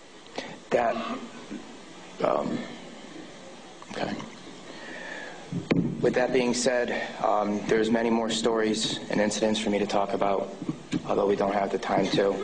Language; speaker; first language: English; native; English